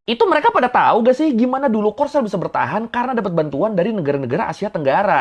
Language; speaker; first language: Indonesian; native; Indonesian